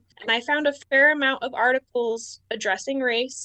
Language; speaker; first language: English; native; English